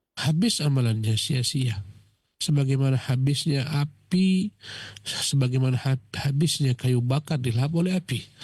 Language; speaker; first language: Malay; native; Malay